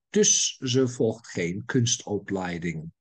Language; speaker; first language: Dutch; non-native, fluent; Turkish